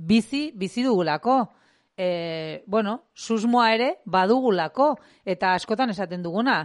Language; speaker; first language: Basque; native; Basque